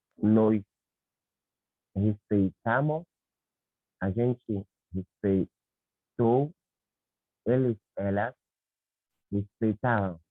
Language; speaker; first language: Portuguese; non-native, learner; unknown